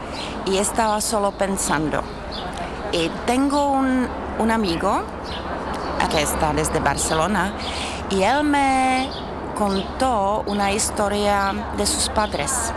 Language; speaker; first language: Spanish; non-native, fluent; Czech